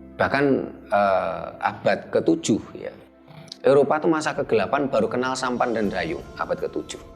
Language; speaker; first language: Indonesian; native; Indonesian